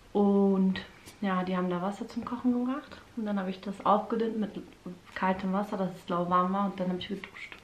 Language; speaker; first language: German; early bilingual, other home language; Turkish